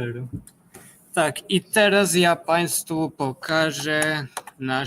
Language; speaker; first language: Polish; non-native, fluent; Ukrainian